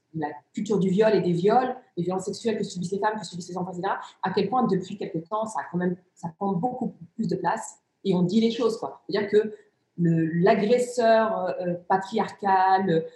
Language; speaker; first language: French; early bilingual, other home language; Riffian